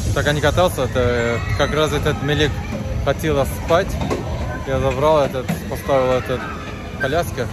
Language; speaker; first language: Russian; non-native, learner; Turkish